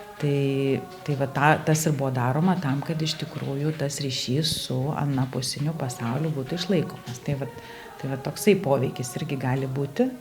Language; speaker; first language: Lithuanian; native; Lithuanian